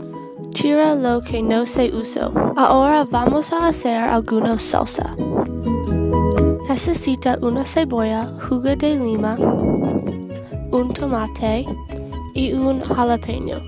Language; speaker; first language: Spanish; non-native, learner; English